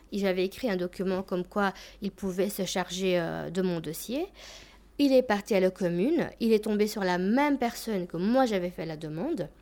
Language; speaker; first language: French; early bilingual, other home language; Albanian